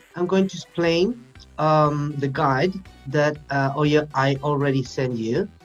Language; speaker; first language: English; non-native, fluent; Spanish